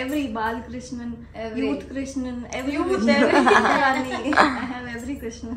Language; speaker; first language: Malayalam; non-native, learner; Hindi